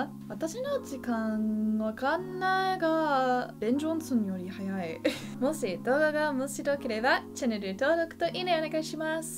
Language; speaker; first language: Japanese; non-native, learner; English